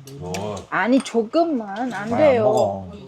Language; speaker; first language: Korean; non-native, learner; Vietnamese